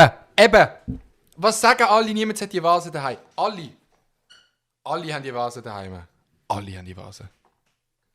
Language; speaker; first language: German; native; German